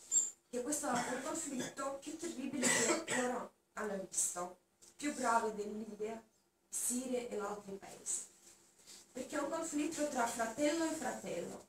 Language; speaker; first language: Italian; non-native, learner; Russian